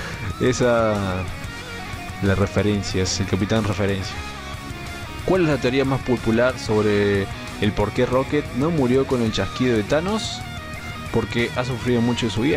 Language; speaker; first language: Spanish; native; Spanish